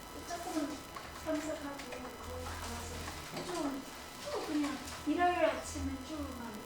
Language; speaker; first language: Korean; non-native, learner; Chinese